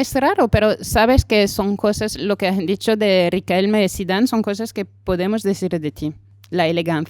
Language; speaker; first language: Spanish; non-native, fluent; French